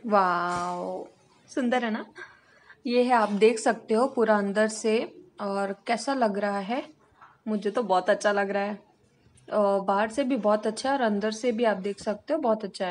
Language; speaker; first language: Hindi; native; Hindi